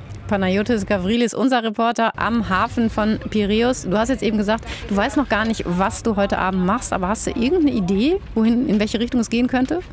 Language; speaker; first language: German; native; German